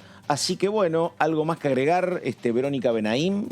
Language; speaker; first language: Spanish; native; Spanish